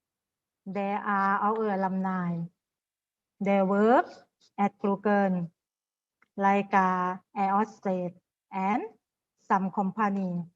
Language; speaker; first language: English; non-native, learner; Thai